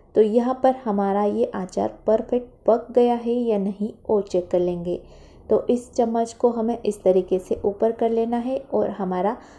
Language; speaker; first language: Hindi; non-native, local second language; Marathi